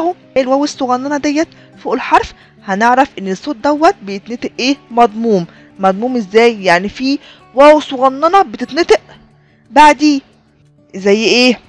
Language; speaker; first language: Arabic; native; Arabic